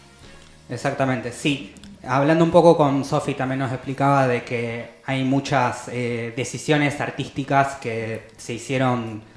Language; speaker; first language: Spanish; native; Spanish